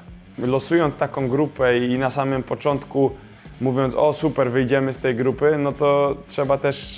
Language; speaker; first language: Polish; native; Polish